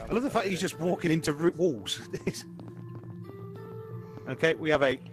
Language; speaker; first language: English; non-native, fluent; Polish